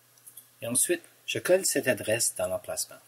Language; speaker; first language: French; non-native, local second language; English